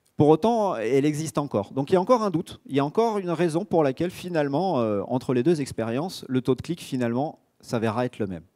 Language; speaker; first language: French; native; French